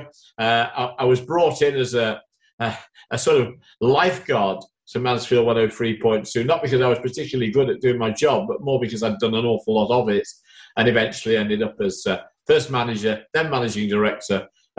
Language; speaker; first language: English; native; English